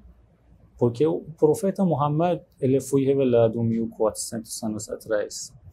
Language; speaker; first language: Portuguese; non-native, learner; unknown